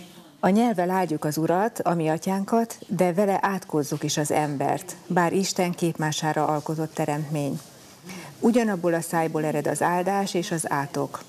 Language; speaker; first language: Hungarian; native; Hungarian